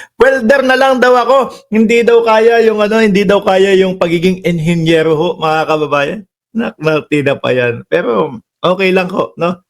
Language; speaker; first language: Filipino; native; Filipino